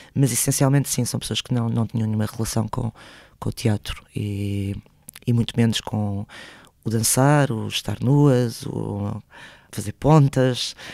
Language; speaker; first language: Portuguese; early bilingual, other home language; Spanish